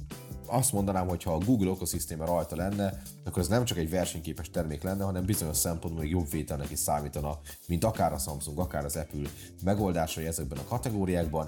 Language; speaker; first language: Hungarian; native; Hungarian